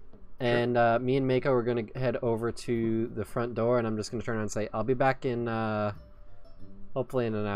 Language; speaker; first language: English; native; English